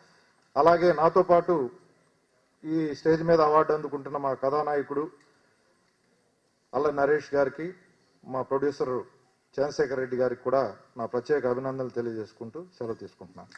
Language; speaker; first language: Telugu; native; Telugu